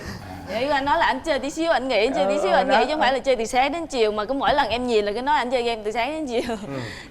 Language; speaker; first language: Vietnamese; native; Vietnamese